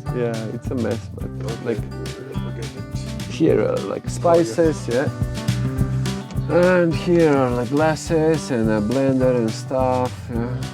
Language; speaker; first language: English; non-native, fluent; Croatian